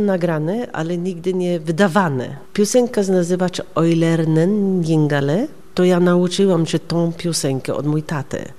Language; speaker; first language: Polish; non-native, learner; Norwegian